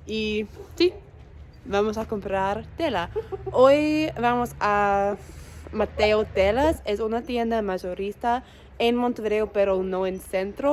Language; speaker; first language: Spanish; non-native, learner; English